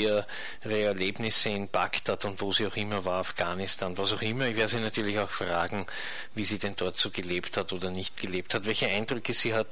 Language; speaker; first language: German; native; German